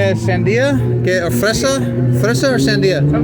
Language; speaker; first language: Spanish; non-native, learner; English